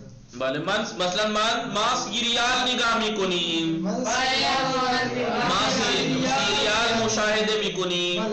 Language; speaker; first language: Persian; non-native, fluent; Urdu